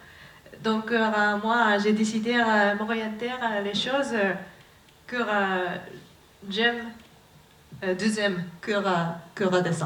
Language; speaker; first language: French; non-native, learner; Japanese